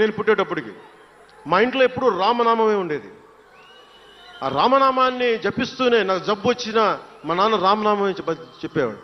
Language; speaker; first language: Telugu; native; Telugu